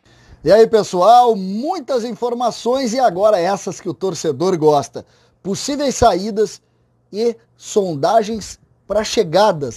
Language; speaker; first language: Portuguese; native; Portuguese